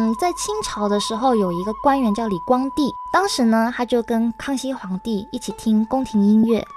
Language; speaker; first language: Chinese; native; Chinese